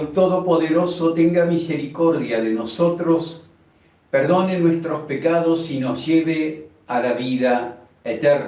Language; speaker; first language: Spanish; native; Spanish